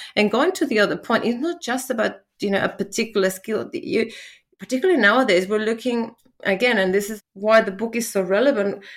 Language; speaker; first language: English; non-native, fluent; Spanish